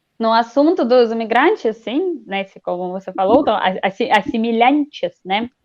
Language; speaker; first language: Portuguese; non-native, fluent; Russian